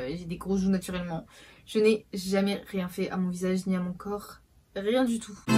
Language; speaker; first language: French; early bilingual, other home language; Portuguese